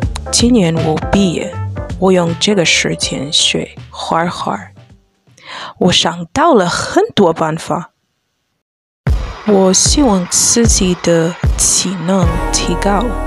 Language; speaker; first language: Chinese; non-native, learner; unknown